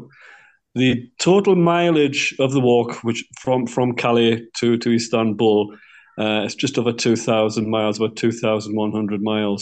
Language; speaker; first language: English; native; English